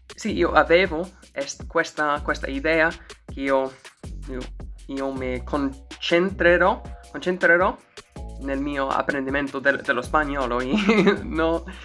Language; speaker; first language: Italian; non-native, learner; English